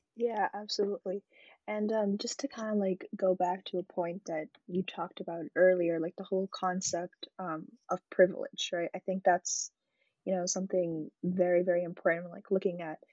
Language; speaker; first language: English; early bilingual, other home language; Arabic